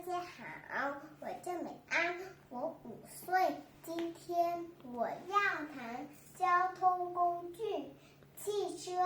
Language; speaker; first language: Chinese; non-native, learner; Vietnamese